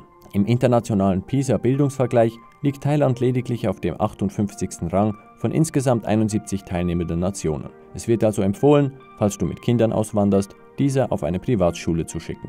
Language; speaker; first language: German; native; German